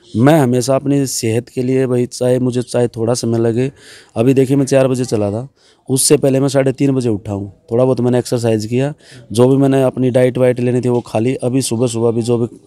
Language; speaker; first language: Hindi; native; Hindi